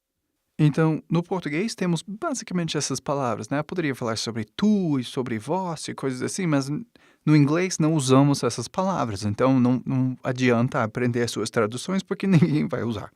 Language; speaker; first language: Portuguese; non-native, fluent; English